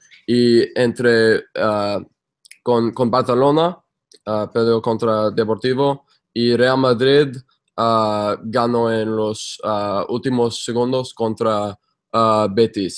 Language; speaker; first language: Spanish; non-native, fluent; English